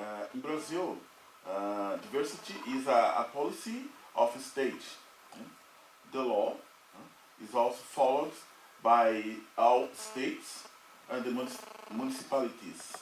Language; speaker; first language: English; non-native, learner; Portuguese